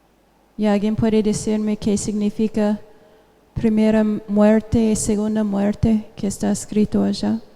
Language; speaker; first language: Spanish; non-native, fluent; English